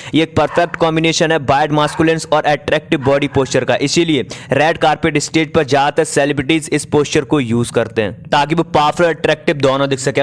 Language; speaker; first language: Hindi; native; Hindi